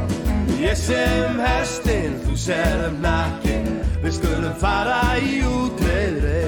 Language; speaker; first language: Swedish; native; Swedish